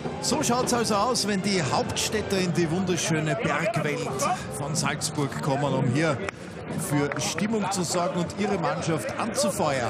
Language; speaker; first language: German; native; German